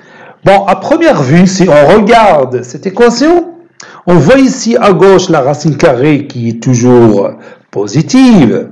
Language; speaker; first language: French; non-native, local second language; Arabic